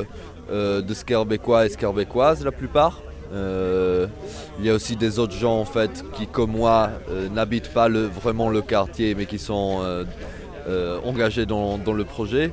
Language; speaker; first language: French; non-native, fluent; Italian